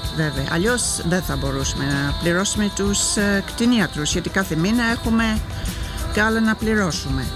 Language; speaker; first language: Greek; non-native, fluent; English